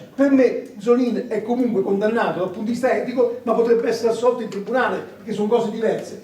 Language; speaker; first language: Italian; native; Italian